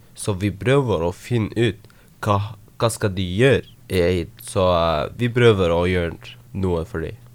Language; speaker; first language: Norwegian; non-native, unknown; Arabic